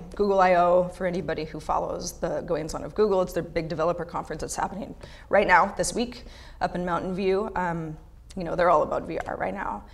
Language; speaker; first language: English; native; English